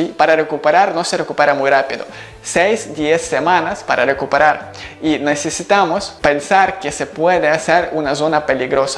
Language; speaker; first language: Spanish; non-native, learner; Ukrainian